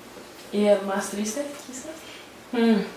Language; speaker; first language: Spanish; non-native, learner; English